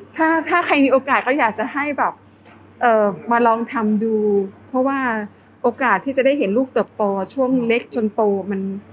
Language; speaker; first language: Thai; native; Thai